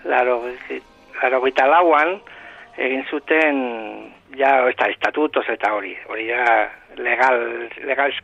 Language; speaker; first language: Basque; non-native, local second language; Spanish